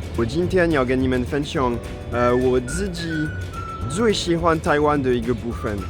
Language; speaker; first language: Chinese; non-native, fluent; French